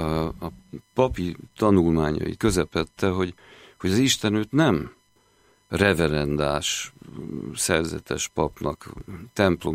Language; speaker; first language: Hungarian; native; Hungarian